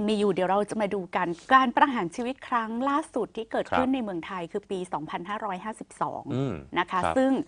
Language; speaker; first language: Thai; native; Thai